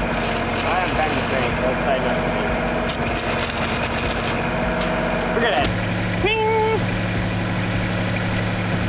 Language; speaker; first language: English; native; English